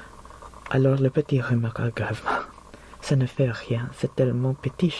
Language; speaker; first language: French; non-native, learner; Filipino